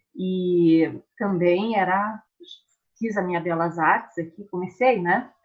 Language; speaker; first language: Portuguese; native; Portuguese